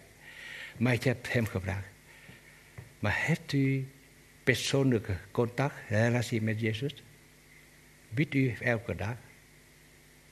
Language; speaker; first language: Dutch; non-native, learner; Vietnamese